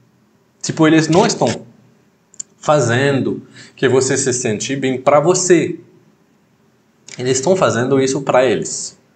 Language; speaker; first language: Portuguese; non-native, fluent; French